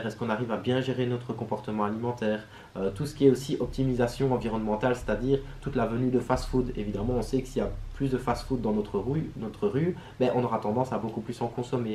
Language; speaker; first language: French; native; French